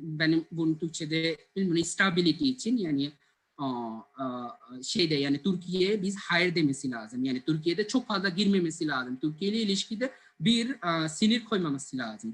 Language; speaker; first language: Turkish; non-native, learner; Bangla